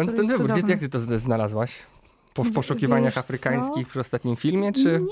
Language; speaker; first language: Polish; native; Polish